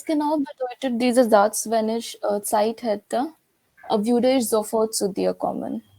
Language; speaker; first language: German; non-native, learner; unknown